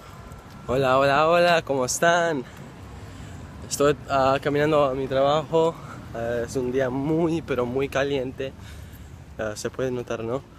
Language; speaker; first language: Spanish; early bilingual, other home language; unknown